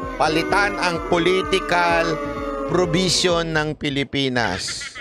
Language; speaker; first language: Filipino; native; Filipino